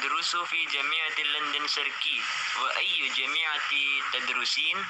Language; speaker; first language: Arabic; non-native, learner; Indonesian